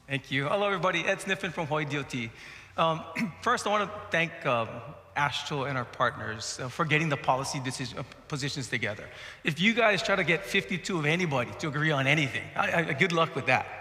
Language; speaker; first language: English; native; English